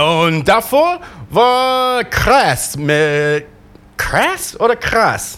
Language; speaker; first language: German; non-native, fluent; English